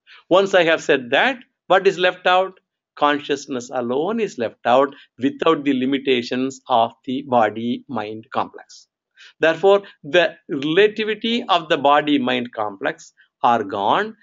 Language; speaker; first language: English; non-native, local second language; Tamil